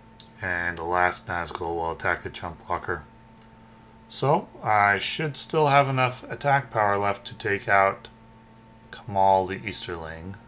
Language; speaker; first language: English; native; English